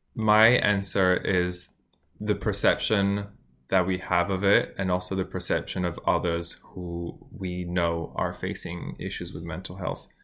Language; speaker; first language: English; non-native, fluent; French